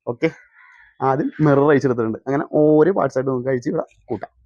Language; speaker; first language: Malayalam; native; Malayalam